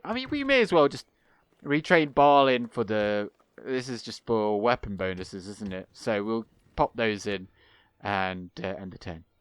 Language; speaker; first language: English; native; English